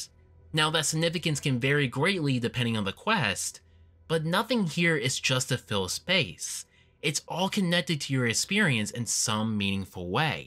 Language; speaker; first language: English; native; English